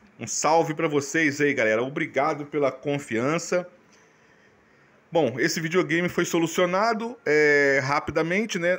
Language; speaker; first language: Portuguese; native; Portuguese